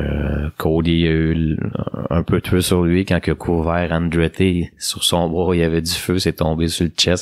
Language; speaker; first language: French; native; French